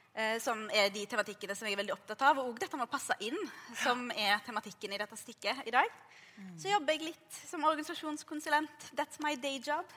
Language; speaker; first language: Norwegian; early bilingual, other home language; Arabic